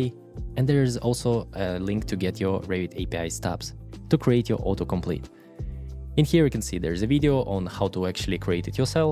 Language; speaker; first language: English; non-native, fluent; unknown